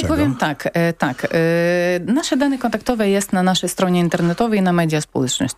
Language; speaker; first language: Polish; non-native, learner; Ukrainian